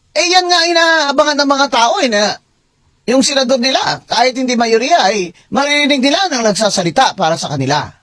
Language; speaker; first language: Filipino; non-native, local second language; Hiligaynon